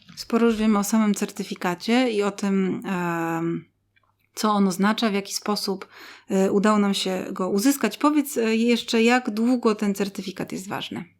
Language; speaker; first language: Polish; native; Polish